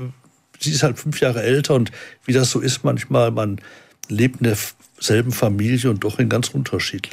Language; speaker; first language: German; native; German